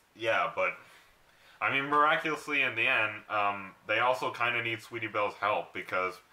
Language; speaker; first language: English; native; English